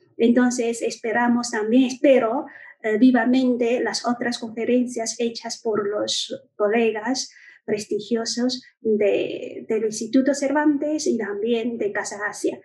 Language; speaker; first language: Spanish; non-native, fluent; Chinese